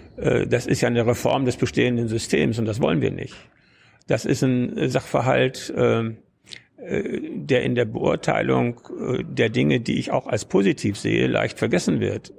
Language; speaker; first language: German; native; German